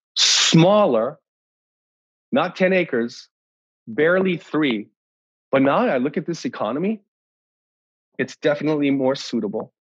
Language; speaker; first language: English; native; English